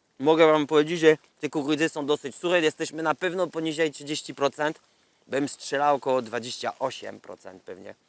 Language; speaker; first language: Polish; non-native, learner; French